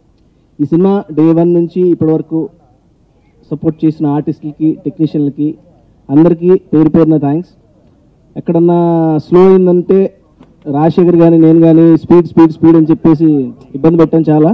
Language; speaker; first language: Telugu; native; Telugu